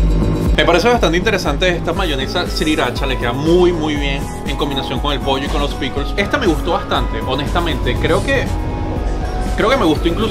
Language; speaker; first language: Spanish; native; Spanish